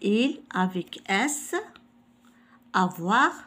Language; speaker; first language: French; non-native, local second language; Arabic